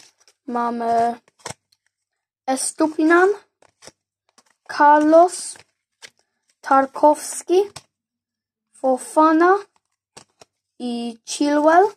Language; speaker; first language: Polish; early bilingual, heritage; Polish